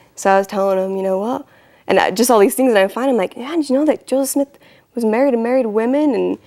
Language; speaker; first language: English; native; English